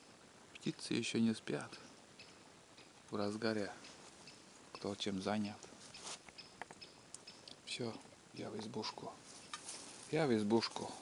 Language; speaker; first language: Russian; native; Russian